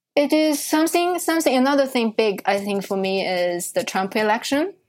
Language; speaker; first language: English; non-native, fluent; Chinese